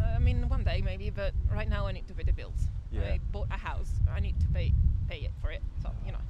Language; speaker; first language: English; non-native, fluent; Italian